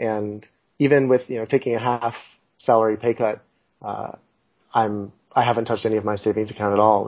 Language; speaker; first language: English; native; English